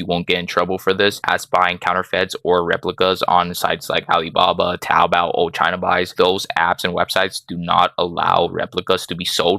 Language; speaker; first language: English; native; English